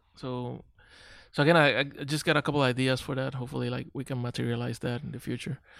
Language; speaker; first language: English; non-native, local second language; Spanish